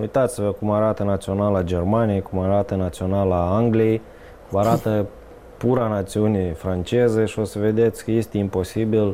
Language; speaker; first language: Romanian; native; Romanian